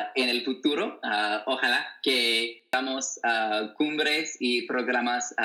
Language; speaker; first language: Spanish; non-native, fluent; English